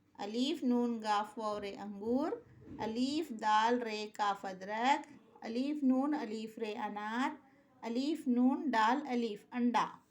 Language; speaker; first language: Urdu; native; Urdu